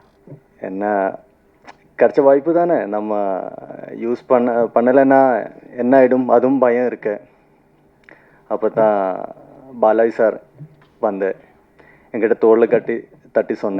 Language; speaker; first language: Tamil; non-native, fluent; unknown